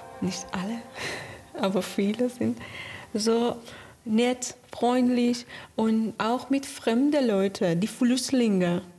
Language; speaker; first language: German; non-native, learner; Persian